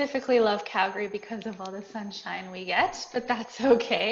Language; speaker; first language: English; early bilingual, other home language; Portuguese